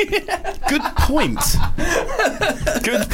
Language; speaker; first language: English; native; English